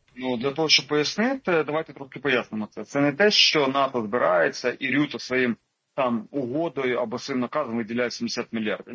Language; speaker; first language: Ukrainian; native; Ukrainian